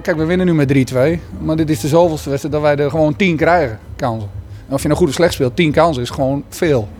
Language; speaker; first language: Dutch; native; Dutch